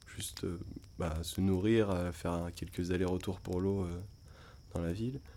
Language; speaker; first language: French; native; French